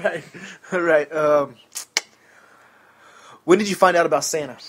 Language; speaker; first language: English; native; English